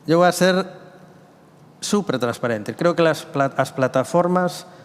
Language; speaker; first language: Spanish; native; Spanish